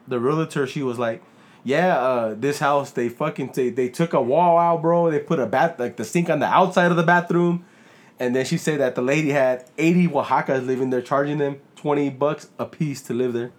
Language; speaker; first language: English; early bilingual, other home language; Spanish